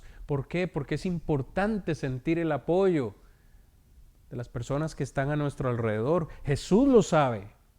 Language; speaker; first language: Spanish; native; Spanish